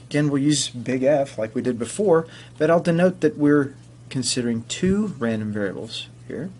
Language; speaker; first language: English; native; English